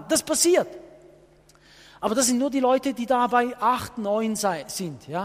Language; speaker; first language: German; non-native, fluent; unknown